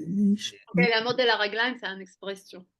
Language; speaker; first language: French; non-native, fluent; Hebrew